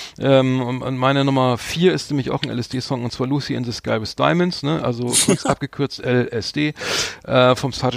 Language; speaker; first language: German; native; German